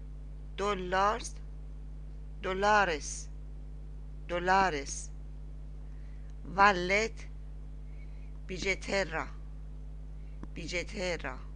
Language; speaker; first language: Spanish; non-native, learner; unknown